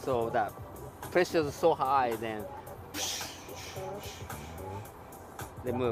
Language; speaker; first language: English; non-native, learner; Japanese